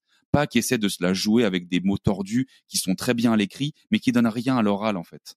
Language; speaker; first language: French; native; French